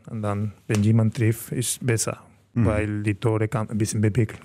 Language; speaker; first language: German; non-native, learner; Spanish